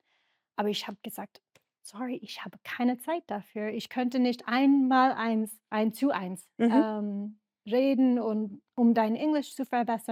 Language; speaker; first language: German; non-native, fluent; English